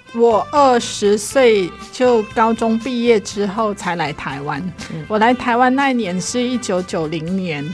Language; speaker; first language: Chinese; non-native, local second language; Cantonese